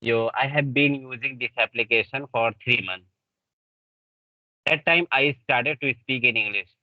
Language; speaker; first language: English; non-native, learner; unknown